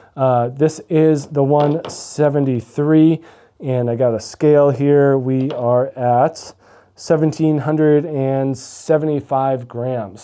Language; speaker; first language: English; native; English